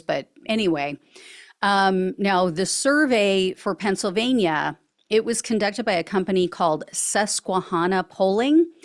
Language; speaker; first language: English; native; English